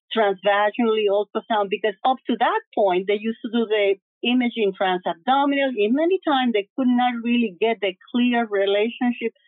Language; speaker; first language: English; early bilingual, other home language; Spanish